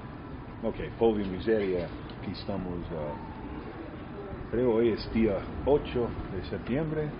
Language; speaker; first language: Spanish; early bilingual, heritage; Spanish